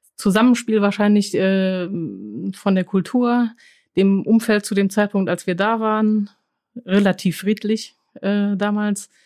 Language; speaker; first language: German; non-native, fluent; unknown